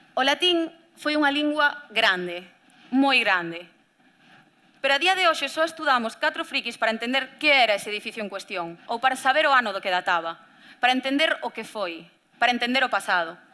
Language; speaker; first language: Galician; native; Galician